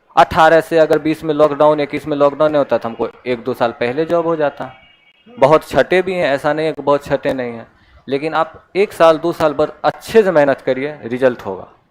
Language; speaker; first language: Hindi; native; Hindi